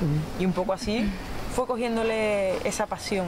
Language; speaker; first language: Spanish; native; Spanish